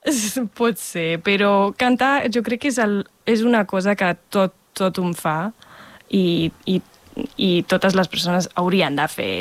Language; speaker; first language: Catalan; non-native, fluent; German